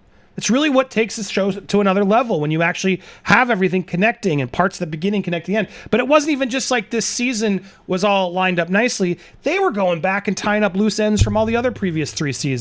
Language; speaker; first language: English; native; English